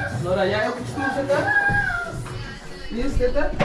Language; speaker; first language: Dutch; non-native, learner; Spanish